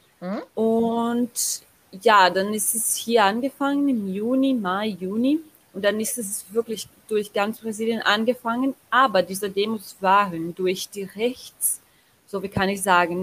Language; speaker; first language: German; non-native, learner; Portuguese